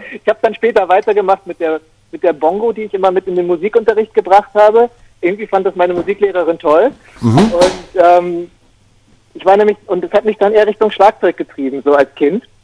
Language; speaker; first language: German; native; German